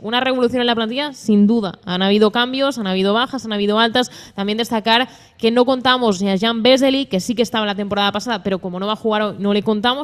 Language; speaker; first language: Spanish; native; Spanish